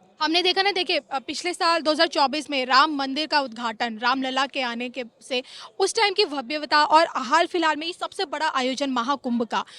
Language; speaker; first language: Hindi; native; Hindi